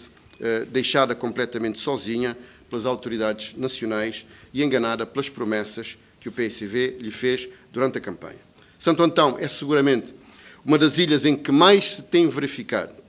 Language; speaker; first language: Portuguese; native; Portuguese